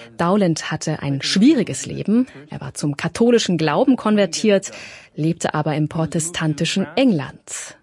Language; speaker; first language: German; native; German